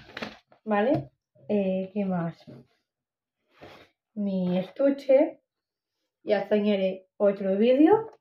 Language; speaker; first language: Spanish; non-native, local second language; Catalan